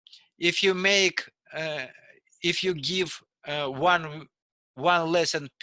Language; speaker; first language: English; non-native, learner; Russian